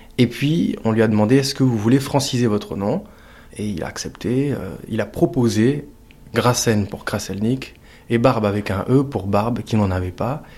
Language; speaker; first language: French; native; French